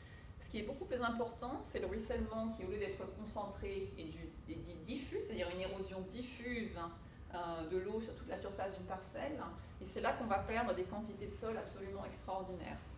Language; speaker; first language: French; native; French